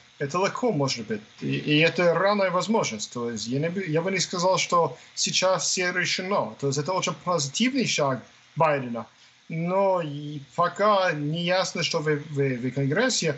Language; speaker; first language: Russian; non-native, fluent; English